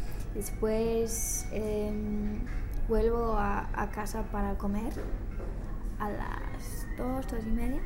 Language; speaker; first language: Spanish; non-native, learner; English